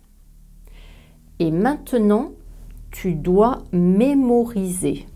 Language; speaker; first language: French; native; French